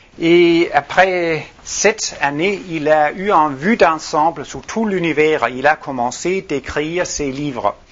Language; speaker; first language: French; non-native, fluent; Danish